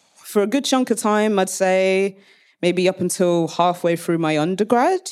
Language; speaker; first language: English; native; English